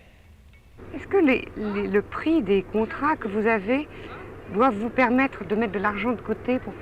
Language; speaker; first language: French; native; French